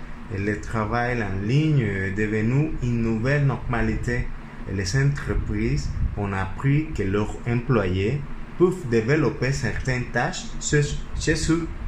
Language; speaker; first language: French; non-native, learner; Spanish